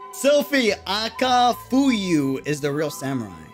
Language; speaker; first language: English; native; English